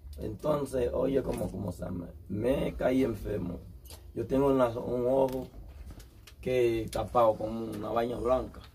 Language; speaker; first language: Spanish; non-native, learner; Haitian Creole